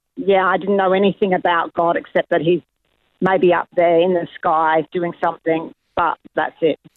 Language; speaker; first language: English; native; English